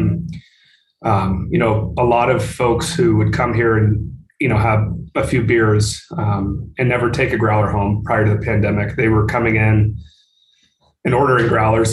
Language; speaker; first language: English; native; English